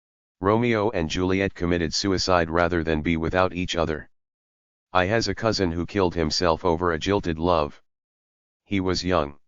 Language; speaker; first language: English; native; English